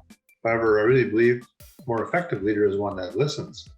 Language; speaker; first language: English; native; English